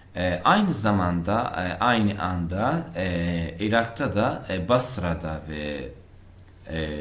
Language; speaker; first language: Turkish; non-native, fluent; Arabic